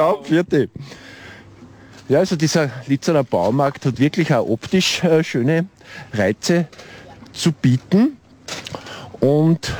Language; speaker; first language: German; native; German